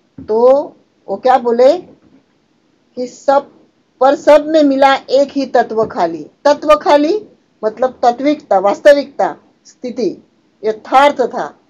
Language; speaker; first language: Hindi; non-native, local second language; Marathi